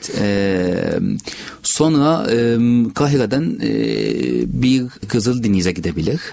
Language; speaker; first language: Turkish; non-native, learner; Arabic